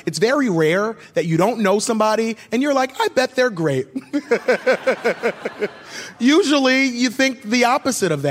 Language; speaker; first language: English; native; English